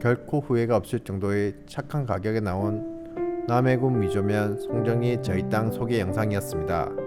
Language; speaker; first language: Korean; native; Korean